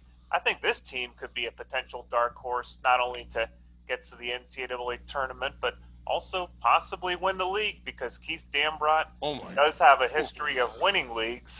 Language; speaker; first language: English; native; English